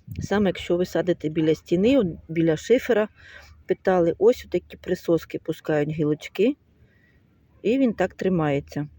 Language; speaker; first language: Ukrainian; native; Ukrainian